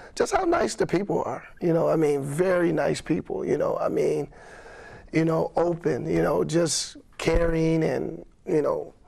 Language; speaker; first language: English; native; English